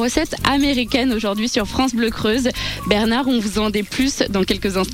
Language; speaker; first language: French; native; French